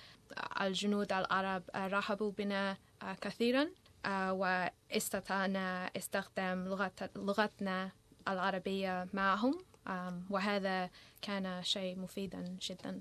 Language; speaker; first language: Arabic; non-native, learner; English